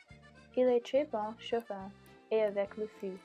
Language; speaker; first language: French; non-native, learner; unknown